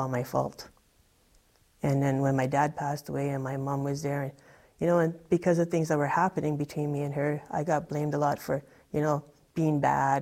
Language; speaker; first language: English; native; English